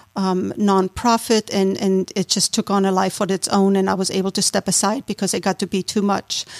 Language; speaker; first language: English; non-native, fluent; German